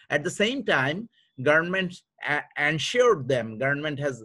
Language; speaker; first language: English; non-native, local second language; Bangla